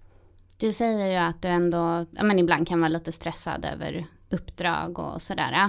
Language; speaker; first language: Swedish; native; Swedish